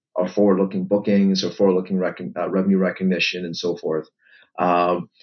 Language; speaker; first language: English; native; English